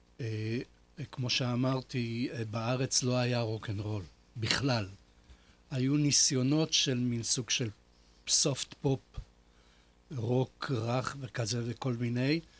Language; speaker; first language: Hebrew; non-native, fluent; Polish